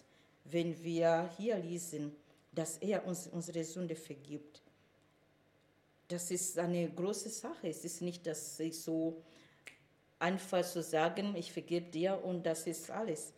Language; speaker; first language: German; non-native, fluent; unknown